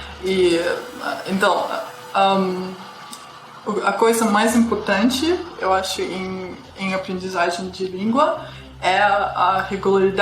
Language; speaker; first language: Portuguese; non-native, fluent; Russian